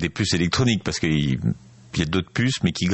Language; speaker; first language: French; native; French